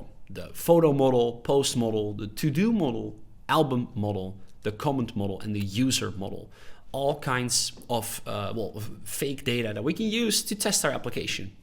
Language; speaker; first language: English; non-native, fluent; Dutch